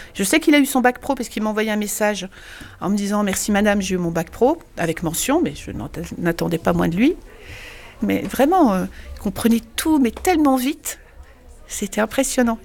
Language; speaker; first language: French; native; French